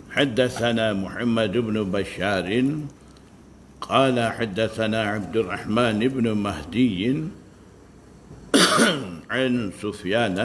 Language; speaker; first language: Arabic; non-native, fluent; Malay